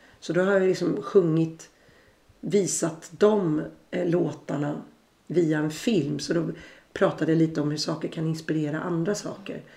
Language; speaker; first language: Swedish; native; Swedish